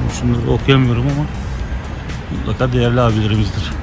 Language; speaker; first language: Turkish; native; Turkish